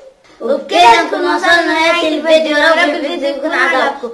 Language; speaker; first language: Arabic; native; Arabic